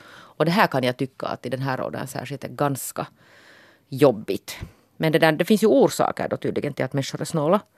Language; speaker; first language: Swedish; native; Swedish